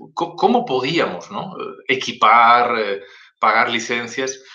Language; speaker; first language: Spanish; native; Spanish